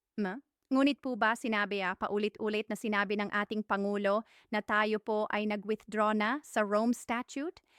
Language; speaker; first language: Filipino; native; Filipino